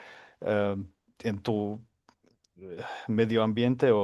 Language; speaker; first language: Spanish; non-native, fluent; Finnish